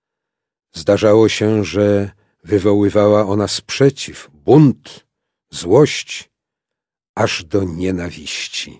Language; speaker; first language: Polish; native; Polish